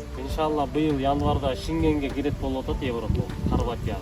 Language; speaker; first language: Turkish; non-native, learner; Kyrgyz